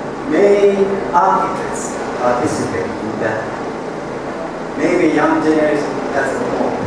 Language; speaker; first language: English; non-native, learner; Japanese